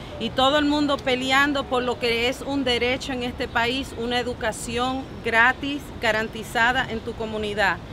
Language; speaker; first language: Spanish; early bilingual, heritage; Spanish